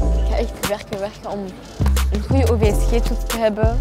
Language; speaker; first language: Dutch; non-native, local second language; French